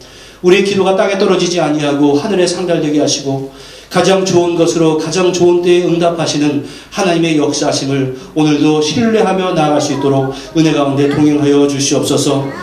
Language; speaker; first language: Korean; native; Korean